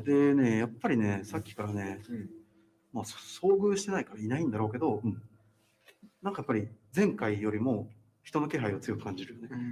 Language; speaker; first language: Japanese; native; Japanese